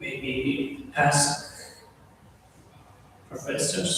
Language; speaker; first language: English; non-native, fluent; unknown